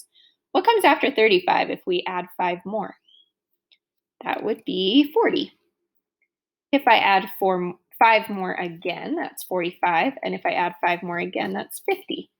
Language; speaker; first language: English; native; English